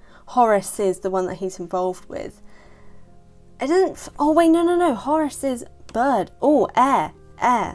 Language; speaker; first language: English; native; English